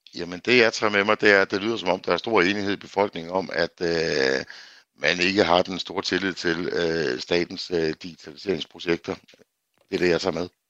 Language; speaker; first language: Danish; native; Danish